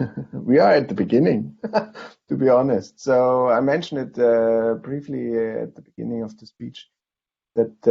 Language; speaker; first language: English; non-native, fluent; German